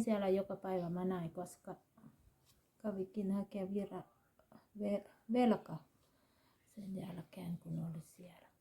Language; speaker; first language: Finnish; non-native, learner; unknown